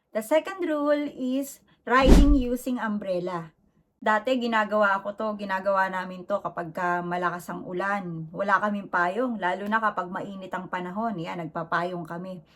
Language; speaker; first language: Filipino; native; Filipino